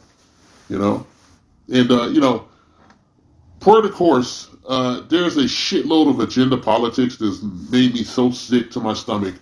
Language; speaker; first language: English; native; English